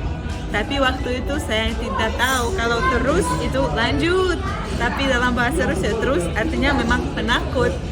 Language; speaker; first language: Indonesian; non-native, fluent; Russian